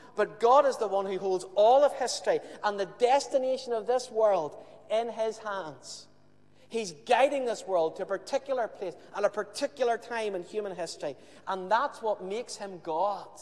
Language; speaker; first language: English; native; English